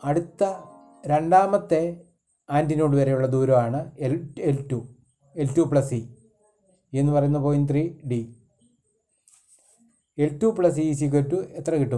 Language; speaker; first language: Malayalam; native; Malayalam